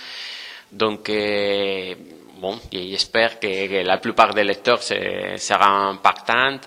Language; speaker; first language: French; non-native, fluent; Spanish